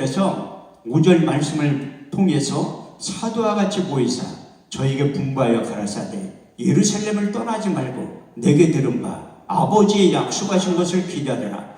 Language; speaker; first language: Korean; native; Korean